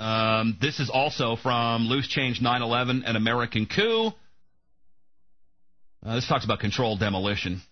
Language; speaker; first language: English; native; English